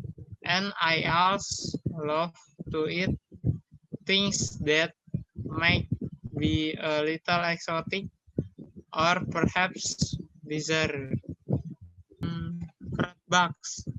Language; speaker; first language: English; non-native, learner; Indonesian